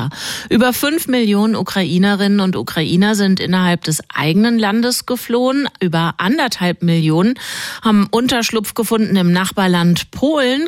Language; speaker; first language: German; native; German